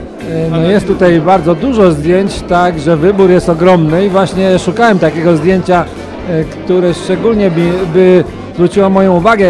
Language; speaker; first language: Polish; native; Polish